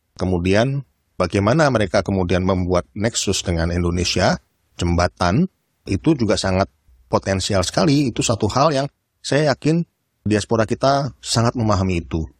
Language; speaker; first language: Indonesian; native; Indonesian